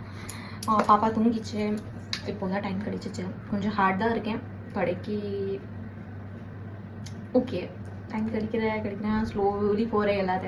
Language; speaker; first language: Tamil; non-native, learner; Marathi